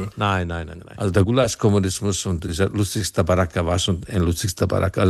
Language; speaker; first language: German; non-native, fluent; Hungarian